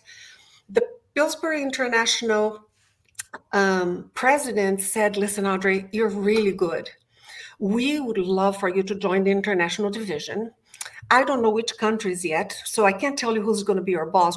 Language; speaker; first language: English; non-native, fluent; Portuguese